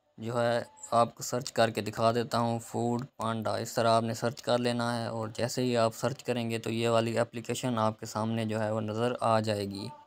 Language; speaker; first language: Urdu; non-native, local second language; Punjabi